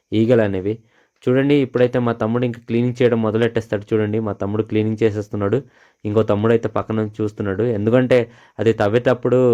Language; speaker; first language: Telugu; non-native, local second language; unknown